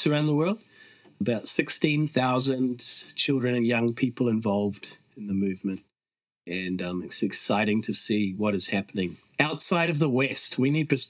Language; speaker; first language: English; native; English